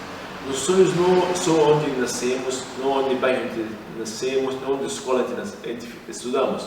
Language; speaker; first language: Portuguese; non-native, learner; Arabic